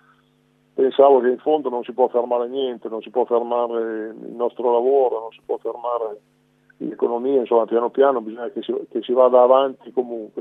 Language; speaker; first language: Italian; native; Italian